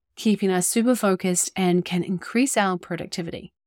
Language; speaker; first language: English; native; English